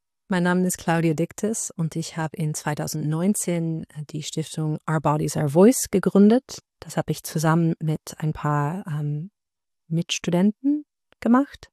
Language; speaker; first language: German; non-native, fluent; Dutch